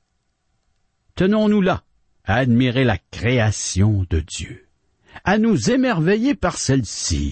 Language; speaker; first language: French; native; French